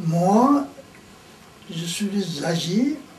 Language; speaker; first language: French; non-native, learner; Tibetan